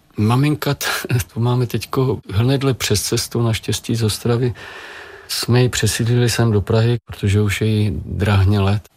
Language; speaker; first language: Czech; native; Czech